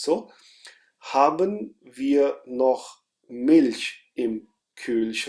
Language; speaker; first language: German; non-native, fluent; Urdu